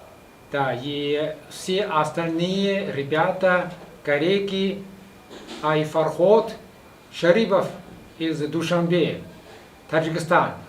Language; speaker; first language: Russian; non-native, fluent; Chinese